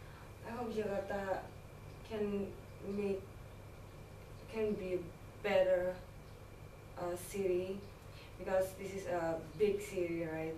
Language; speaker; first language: English; non-native, learner; Indonesian